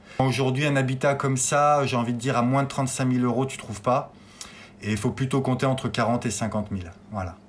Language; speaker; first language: French; native; French